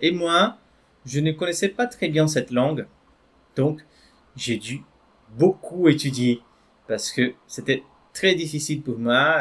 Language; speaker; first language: French; non-native, fluent; Portuguese